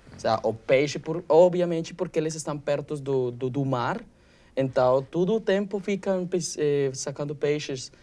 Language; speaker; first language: Portuguese; non-native, learner; Spanish